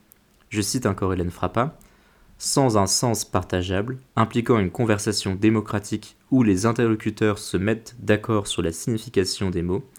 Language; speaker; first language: French; native; French